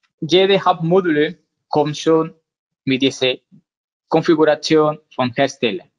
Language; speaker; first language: German; non-native, learner; Spanish